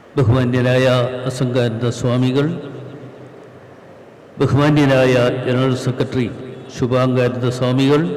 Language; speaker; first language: Malayalam; native; Malayalam